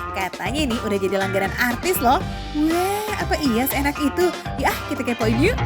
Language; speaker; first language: Indonesian; native; Indonesian